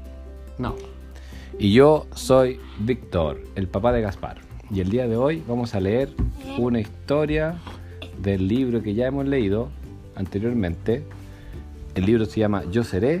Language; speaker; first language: Spanish; native; Spanish